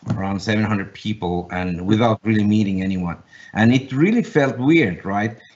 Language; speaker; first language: English; non-native, fluent; Finnish